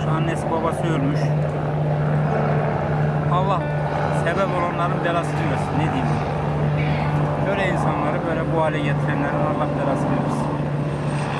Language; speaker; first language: Turkish; native; Turkish